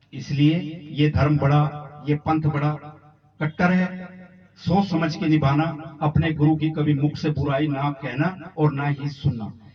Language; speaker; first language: Hindi; non-native, local second language; Punjabi